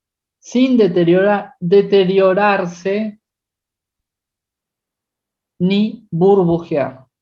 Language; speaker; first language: Spanish; native; Spanish